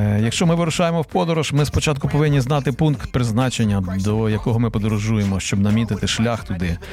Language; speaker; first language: Ukrainian; native; Ukrainian